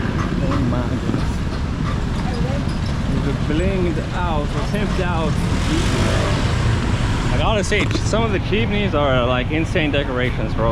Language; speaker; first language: English; non-native, fluent; Finnish